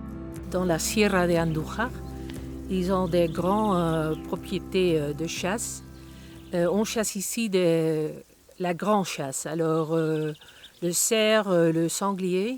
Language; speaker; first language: French; non-native, learner; Spanish